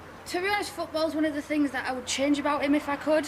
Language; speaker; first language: English; native; English